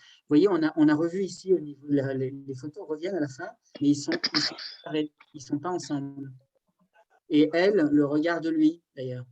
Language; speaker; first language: French; native; French